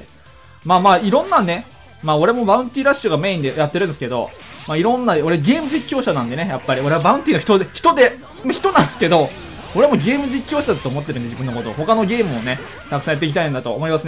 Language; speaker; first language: Japanese; native; Japanese